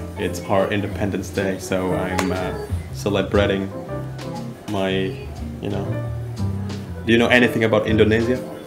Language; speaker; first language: English; non-native, fluent; Indonesian